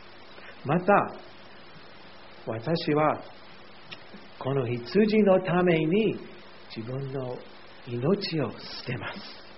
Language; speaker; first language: Japanese; non-native, fluent; English